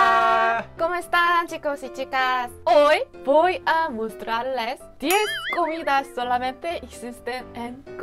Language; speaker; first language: Spanish; non-native, learner; Korean